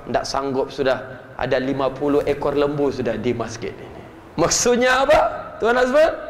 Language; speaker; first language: Malay; native; Malay